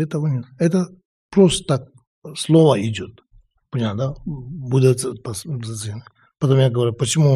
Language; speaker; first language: Russian; non-native, learner; Tibetan